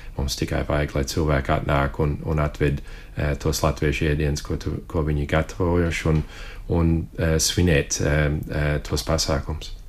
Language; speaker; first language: Latvian; early bilingual, heritage; Latvian